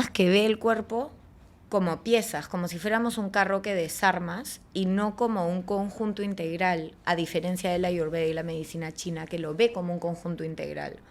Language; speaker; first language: Spanish; native; Spanish